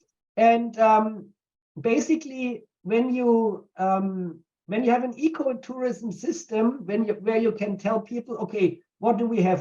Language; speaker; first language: English; non-native, fluent; German